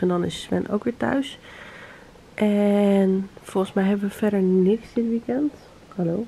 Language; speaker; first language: Dutch; native; Dutch